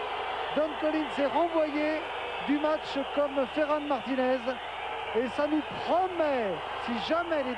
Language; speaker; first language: French; native; French